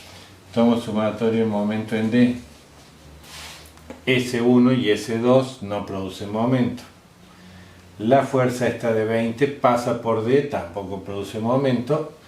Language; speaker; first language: Spanish; native; Spanish